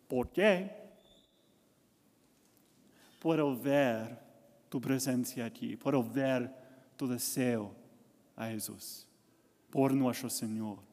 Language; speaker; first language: Spanish; non-native, learner; English